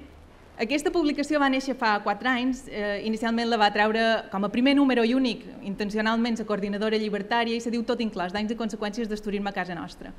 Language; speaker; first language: Catalan; native; Catalan